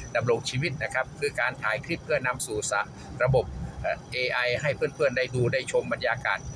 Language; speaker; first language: Thai; non-native, local second language; Khmer